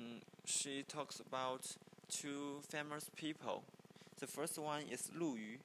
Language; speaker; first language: English; non-native, learner; Chinese